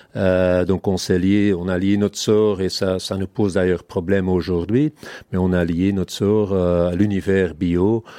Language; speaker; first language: French; non-native, fluent; Dutch